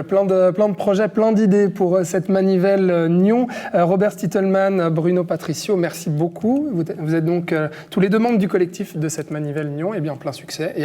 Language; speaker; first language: French; native; French